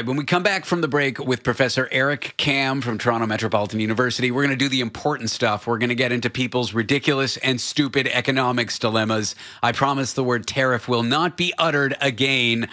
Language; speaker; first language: English; native; English